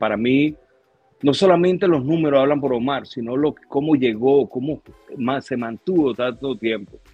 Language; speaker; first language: Spanish; native; Spanish